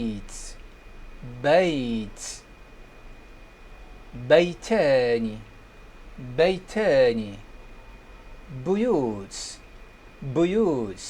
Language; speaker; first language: Arabic; non-native, fluent; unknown